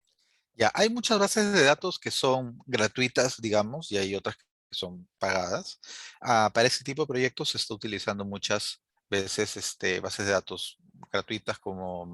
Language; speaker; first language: Spanish; native; Spanish